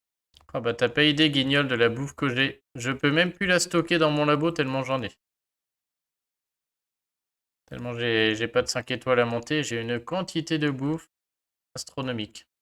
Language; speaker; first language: French; native; French